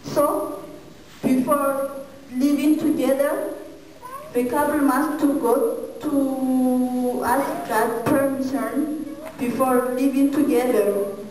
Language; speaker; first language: English; non-native, learner; Malagasy